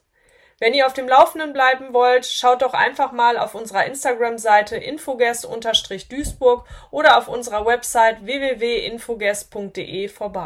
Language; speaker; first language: German; native; German